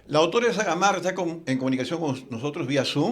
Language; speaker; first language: Spanish; native; Spanish